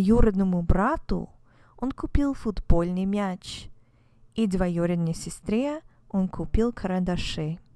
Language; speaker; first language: Russian; non-native, fluent; English